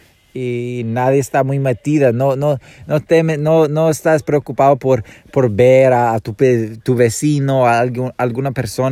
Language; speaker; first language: Spanish; non-native, fluent; English